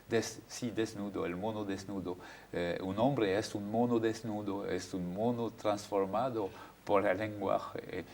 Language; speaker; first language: Spanish; non-native, fluent; French